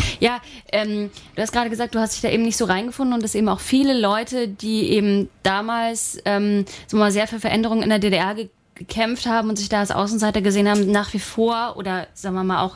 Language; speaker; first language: German; native; German